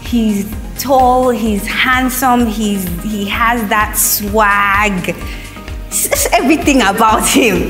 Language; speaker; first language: English; non-native, local second language; Yoruba